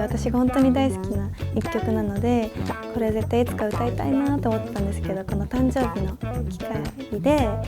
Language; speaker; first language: Japanese; early bilingual, heritage; Japanese